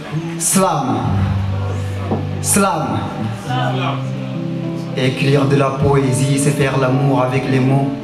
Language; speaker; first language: French; non-native, local second language; Wolof